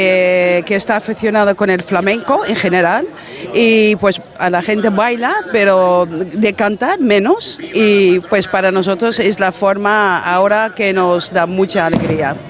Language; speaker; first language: Spanish; non-native, fluent; Dutch